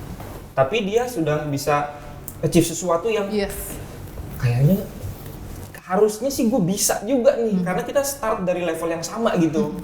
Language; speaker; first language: Indonesian; native; Indonesian